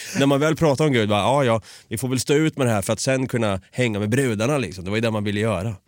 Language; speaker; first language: Swedish; native; Swedish